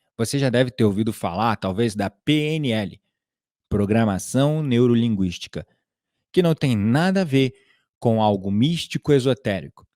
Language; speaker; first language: Portuguese; native; Portuguese